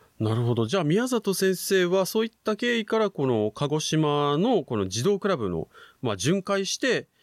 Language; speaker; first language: Japanese; native; Japanese